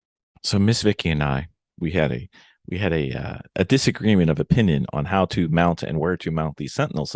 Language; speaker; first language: English; native; English